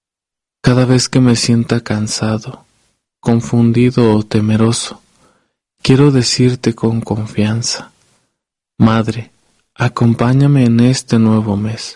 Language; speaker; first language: Spanish; native; Spanish